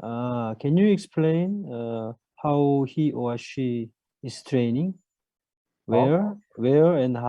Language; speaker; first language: English; non-native, learner; Korean